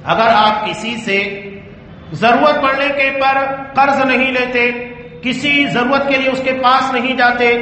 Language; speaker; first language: Urdu; native; Urdu